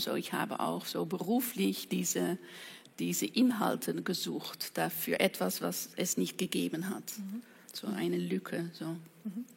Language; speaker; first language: German; non-native, fluent; Dutch